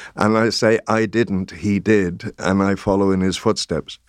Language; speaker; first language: English; native; English